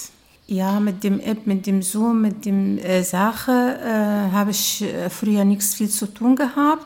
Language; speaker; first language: German; non-native, learner; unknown